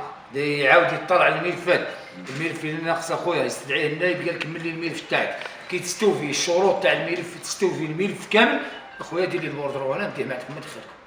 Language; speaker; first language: Arabic; native; Arabic